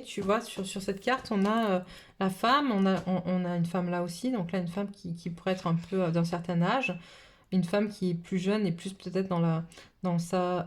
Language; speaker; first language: French; native; French